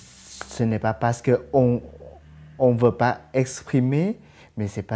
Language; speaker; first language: French; non-native, fluent; Thai